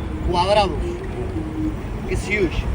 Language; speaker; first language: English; non-native, fluent; Spanish